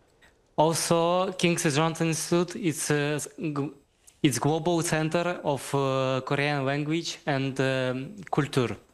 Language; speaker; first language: English; non-native, learner; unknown